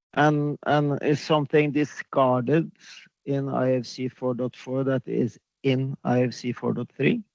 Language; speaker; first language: English; non-native, fluent; Norwegian